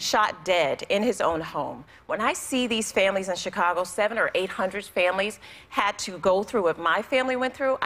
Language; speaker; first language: English; native; English